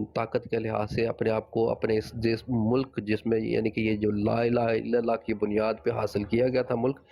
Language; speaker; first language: Urdu; non-native, local second language; Punjabi